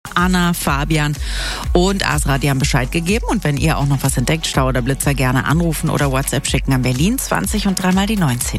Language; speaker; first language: German; native; German